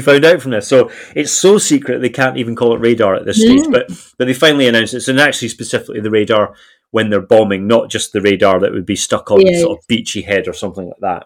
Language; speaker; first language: English; native; English